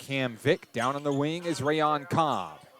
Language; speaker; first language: English; native; English